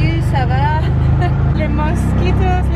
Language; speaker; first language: French; non-native, learner; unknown